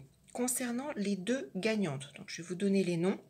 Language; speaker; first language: French; native; French